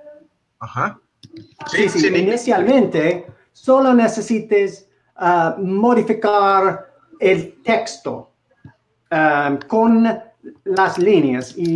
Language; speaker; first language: Spanish; non-native, learner; English